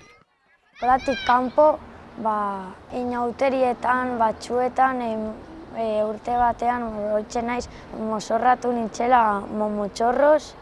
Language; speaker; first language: Basque; non-native, local second language; Spanish